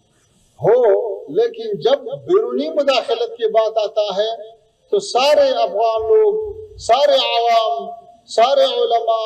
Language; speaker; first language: Hindi; non-native, fluent; Pashto